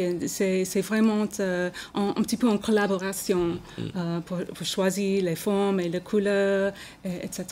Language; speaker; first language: French; non-native, learner; English